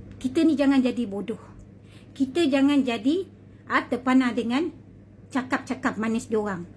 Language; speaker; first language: Malay; native; Malay